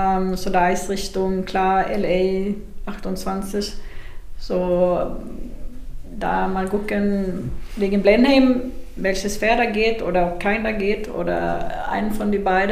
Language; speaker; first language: German; non-native, fluent; Swedish